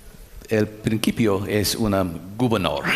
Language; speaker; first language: Spanish; non-native, learner; English